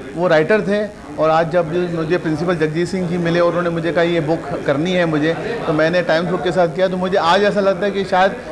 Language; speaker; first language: Hindi; non-native, local second language; Punjabi